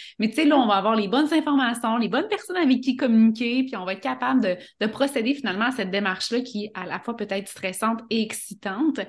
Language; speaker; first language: French; native; French